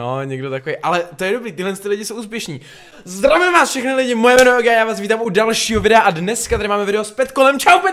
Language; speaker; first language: Czech; native; Czech